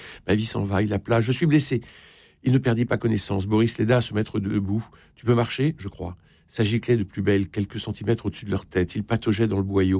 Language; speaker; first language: French; native; French